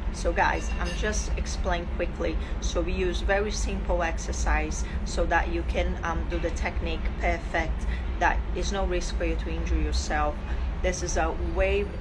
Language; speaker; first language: English; non-native, fluent; Portuguese